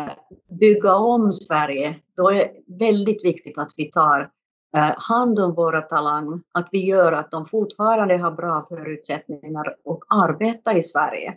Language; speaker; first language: Swedish; non-native, fluent; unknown